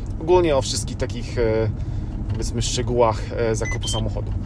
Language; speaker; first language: Polish; native; Polish